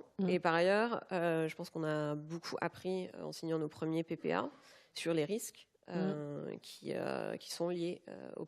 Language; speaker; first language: French; native; French